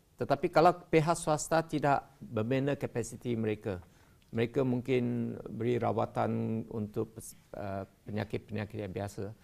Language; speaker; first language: Malay; non-native, local second language; Chinese